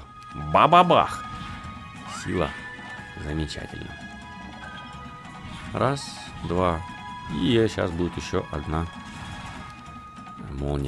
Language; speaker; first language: Russian; native; Russian